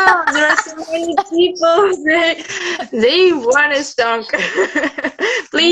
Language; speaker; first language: English; non-native, learner; Russian